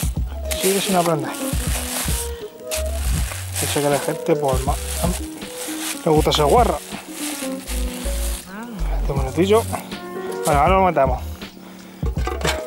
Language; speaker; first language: Spanish; native; Spanish